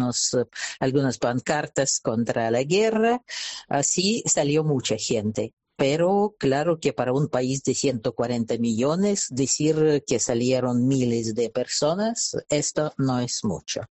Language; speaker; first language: Spanish; non-native, fluent; Russian